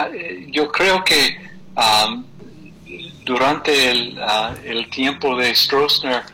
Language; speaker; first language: Spanish; non-native, fluent; English